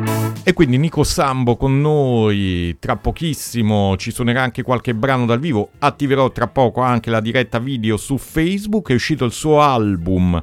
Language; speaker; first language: Italian; native; Italian